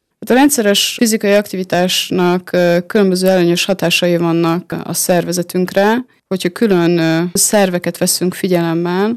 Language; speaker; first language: Hungarian; native; Hungarian